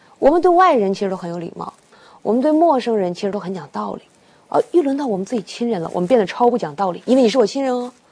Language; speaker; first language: Chinese; native; Chinese